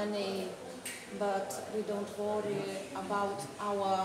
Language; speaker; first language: English; non-native, learner; Lithuanian